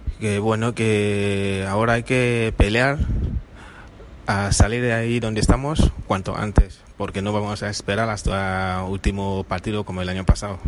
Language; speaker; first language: Spanish; non-native, fluent; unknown